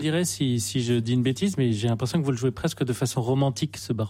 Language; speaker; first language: French; native; French